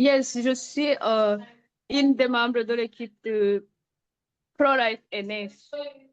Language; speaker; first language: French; non-native, local second language; Rundi